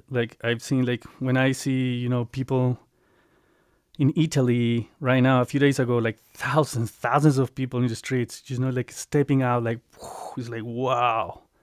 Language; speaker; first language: English; non-native, fluent; Spanish